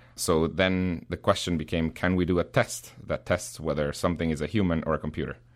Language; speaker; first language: English; non-native, fluent; Spanish